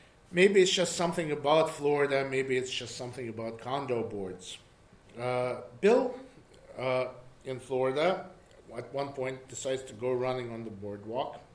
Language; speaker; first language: English; non-native, fluent; Russian